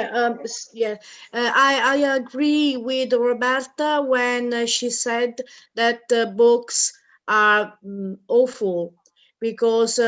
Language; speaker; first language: English; non-native, learner; Italian